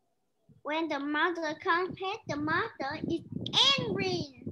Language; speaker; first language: English; non-native, learner; Vietnamese